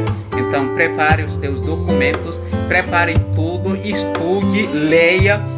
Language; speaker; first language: Portuguese; non-native, local second language; Upper Guinea Crioulo